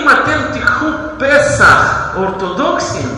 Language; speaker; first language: Hebrew; non-native, fluent; Russian